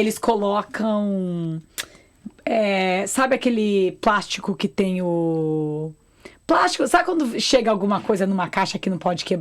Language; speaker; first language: Portuguese; native; Portuguese